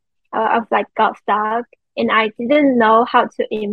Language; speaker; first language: English; non-native, fluent; Chinese